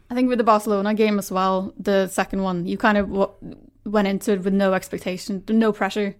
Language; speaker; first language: English; non-native, fluent; Norwegian